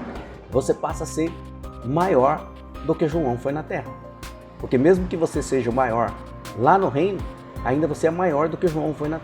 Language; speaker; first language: Portuguese; native; Portuguese